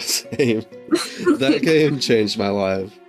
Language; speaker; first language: English; native; English